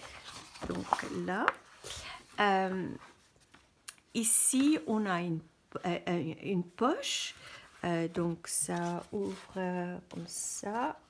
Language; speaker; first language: French; non-native, fluent; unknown